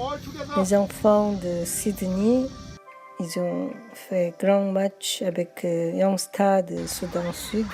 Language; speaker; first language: French; non-native, fluent; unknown